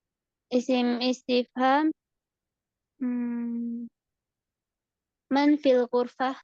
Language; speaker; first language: Arabic; non-native, learner; Indonesian